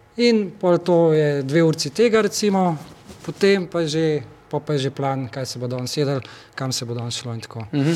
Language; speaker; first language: Slovenian; native; Slovenian